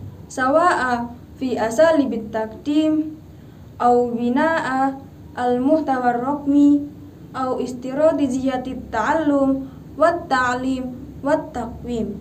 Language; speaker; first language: Arabic; non-native, learner; Indonesian